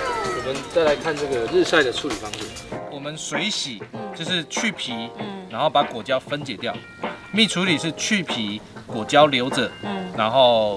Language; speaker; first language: Chinese; native; Chinese